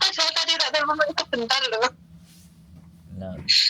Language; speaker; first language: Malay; non-native, local second language; Javanese